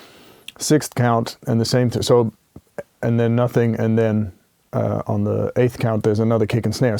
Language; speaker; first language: English; non-native, fluent; Dutch